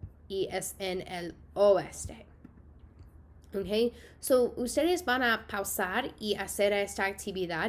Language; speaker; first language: Spanish; non-native, fluent; English